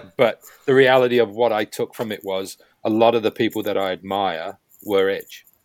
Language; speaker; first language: English; native; English